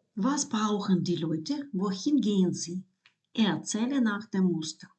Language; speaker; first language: German; non-native, fluent; Ukrainian